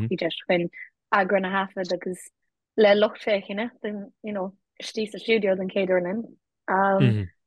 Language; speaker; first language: Irish; non-native, local second language; English